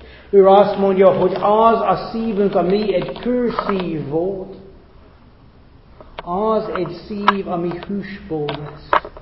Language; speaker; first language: Hungarian; non-native, fluent; English